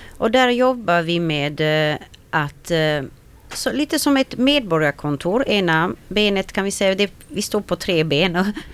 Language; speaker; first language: Swedish; early bilingual, other home language; Romany